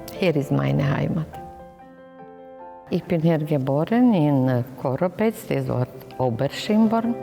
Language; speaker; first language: German; early bilingual, heritage; German